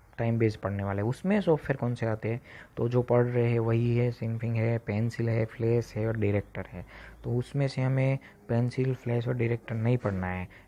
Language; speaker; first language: Hindi; non-native, local second language; Gujarati